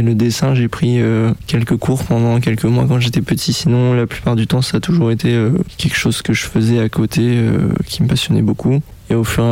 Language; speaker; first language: French; native; French